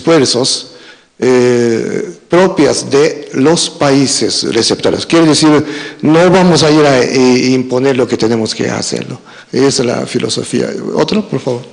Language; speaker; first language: Spanish; non-native, fluent; Japanese